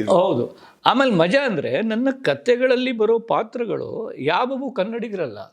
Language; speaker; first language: Kannada; non-native, local second language; Konkani